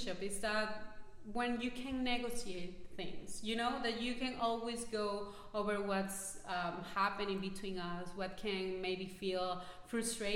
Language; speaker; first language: English; non-native, fluent; Spanish